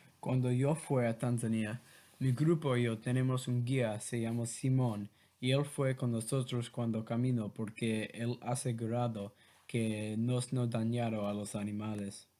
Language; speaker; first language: Spanish; non-native, learner; English